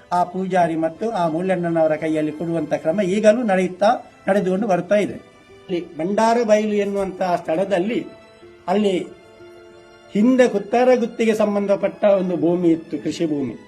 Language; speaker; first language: Kannada; non-native, local second language; Tulu